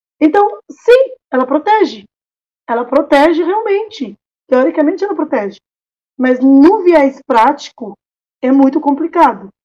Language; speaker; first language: Portuguese; non-native, local second language; Kabuverdianu